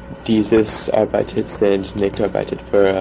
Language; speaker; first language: German; non-native, learner; English